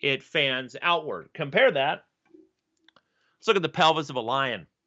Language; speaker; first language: English; native; English